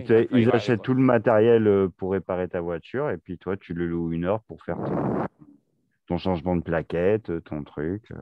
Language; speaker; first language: French; native; French